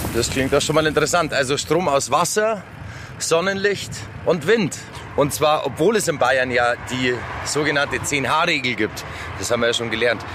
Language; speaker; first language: German; native; German